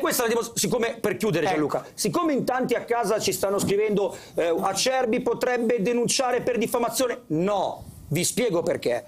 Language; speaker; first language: Italian; native; Italian